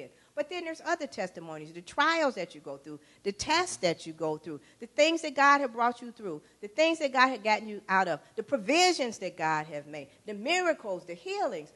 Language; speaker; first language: English; native; English